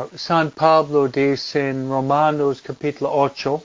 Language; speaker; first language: Spanish; non-native, fluent; English